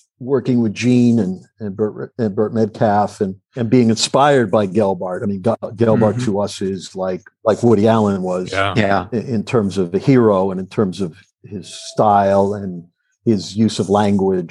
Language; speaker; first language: English; native; English